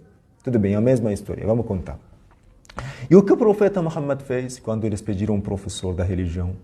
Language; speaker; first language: Portuguese; non-native, fluent; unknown